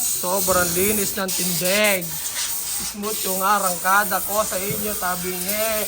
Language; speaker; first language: Filipino; native; Filipino